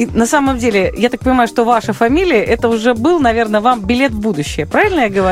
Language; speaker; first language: Russian; native; Russian